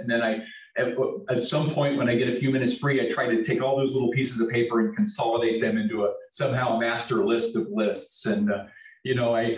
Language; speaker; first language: English; native; English